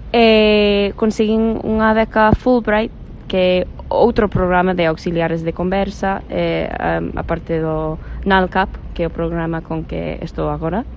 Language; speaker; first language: Galician; non-native, fluent; English